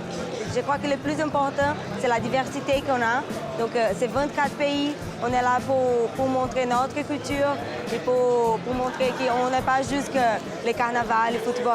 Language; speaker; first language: French; non-native, fluent; Portuguese